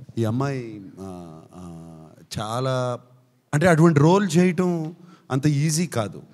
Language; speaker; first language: Telugu; native; Telugu